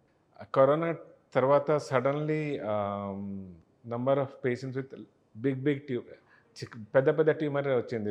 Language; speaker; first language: Telugu; non-native, learner; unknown